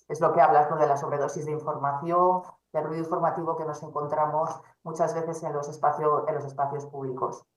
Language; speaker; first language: Spanish; native; Spanish